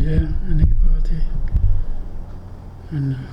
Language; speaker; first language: Danish; early bilingual, other home language; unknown